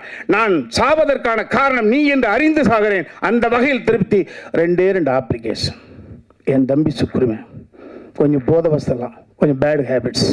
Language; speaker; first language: Tamil; native; Tamil